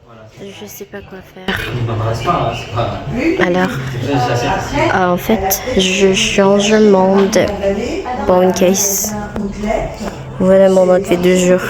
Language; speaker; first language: French; non-native, learner; Indonesian